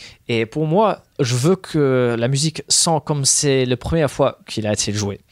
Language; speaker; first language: French; non-native, fluent; English